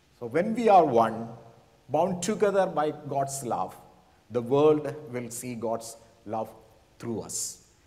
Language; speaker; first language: English; non-native, local second language; Malayalam